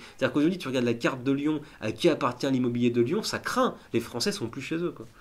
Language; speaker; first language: French; native; French